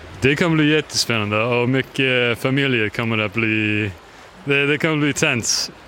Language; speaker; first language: Swedish; non-native, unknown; English